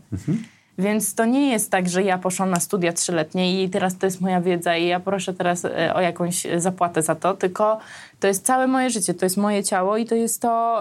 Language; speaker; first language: Polish; early bilingual, other home language; Armenian